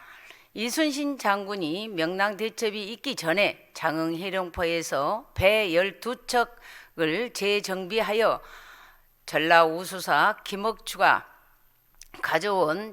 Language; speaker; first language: Korean; native; Korean